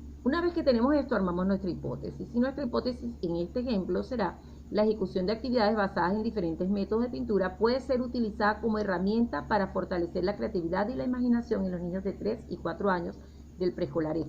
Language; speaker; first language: Spanish; native; Spanish